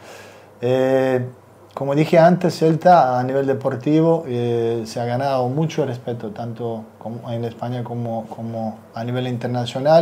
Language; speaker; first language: Spanish; non-native, fluent; Serbian